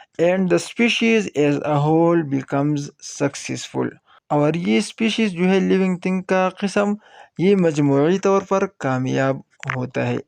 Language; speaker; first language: Urdu; non-native, local second language; Pashto